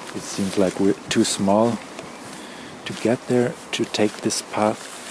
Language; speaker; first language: English; non-native, fluent; German